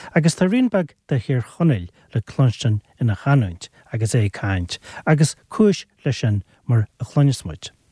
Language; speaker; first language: Irish; native; Irish